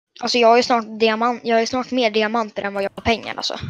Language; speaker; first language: Swedish; native; Swedish